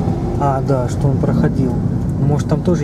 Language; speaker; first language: Russian; native; Russian